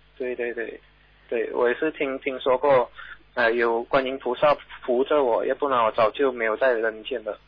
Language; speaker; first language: Chinese; native; Chinese